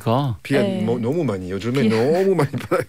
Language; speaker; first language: Korean; non-native, learner; French